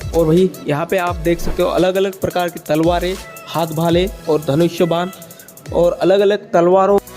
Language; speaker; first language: Hindi; non-native, local second language; Marathi